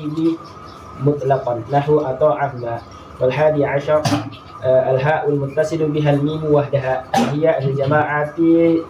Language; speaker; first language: Arabic; non-native, learner; Indonesian